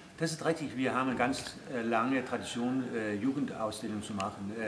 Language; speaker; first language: German; non-native, fluent; Danish